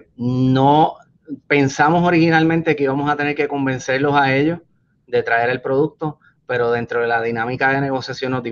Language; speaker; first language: Spanish; native; Spanish